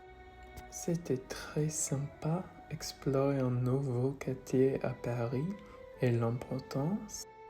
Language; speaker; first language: French; non-native, learner; English